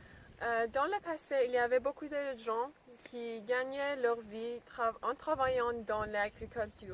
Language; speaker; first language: French; non-native, learner; English